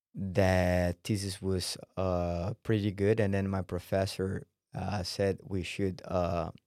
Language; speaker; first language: English; non-native, fluent; Portuguese